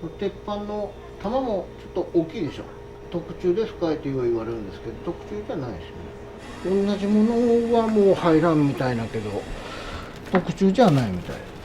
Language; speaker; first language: Japanese; native; Japanese